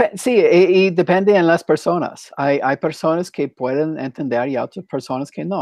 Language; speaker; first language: Spanish; non-native, learner; English